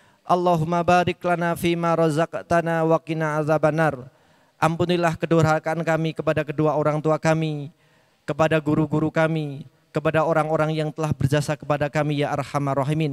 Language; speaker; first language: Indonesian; native; Indonesian